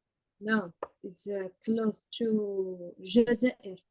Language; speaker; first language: English; non-native, learner; Arabic